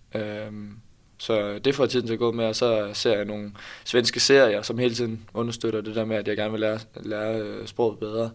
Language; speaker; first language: Danish; native; Danish